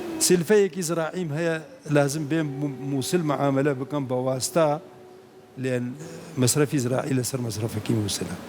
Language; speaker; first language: Central Kurdish; non-native, local second language; Kurdish